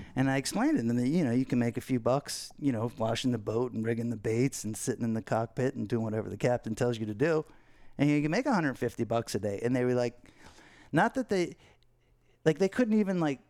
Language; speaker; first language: English; native; English